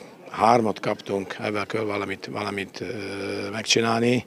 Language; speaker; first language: Hungarian; non-native, fluent; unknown